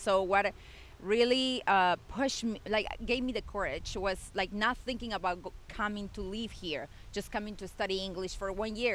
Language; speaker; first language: English; non-native, fluent; Spanish